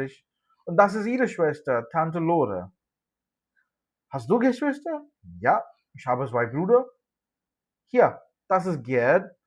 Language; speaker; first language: German; non-native, fluent; Malayalam